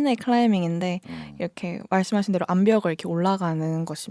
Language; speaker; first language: Korean; native; Korean